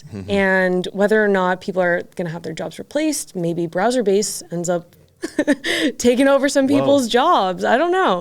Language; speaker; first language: English; native; English